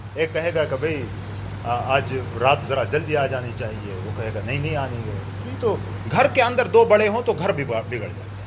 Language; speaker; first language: Urdu; non-native, local second language; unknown